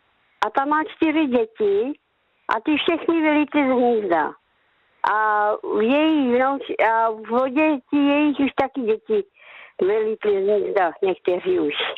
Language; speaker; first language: Czech; native; Czech